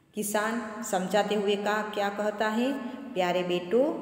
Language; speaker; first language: Hindi; non-native, local second language; Gujarati